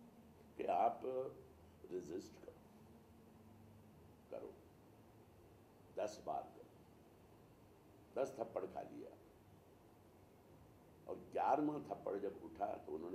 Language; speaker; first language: Hindi; native; Hindi